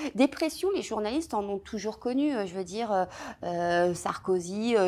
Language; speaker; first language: French; native; French